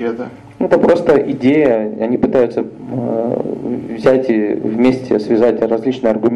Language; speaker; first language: Russian; native; Russian